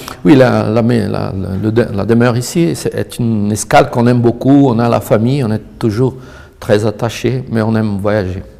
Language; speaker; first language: French; non-native, fluent; Portuguese